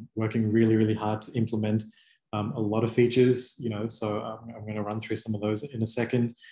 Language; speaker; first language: English; native; English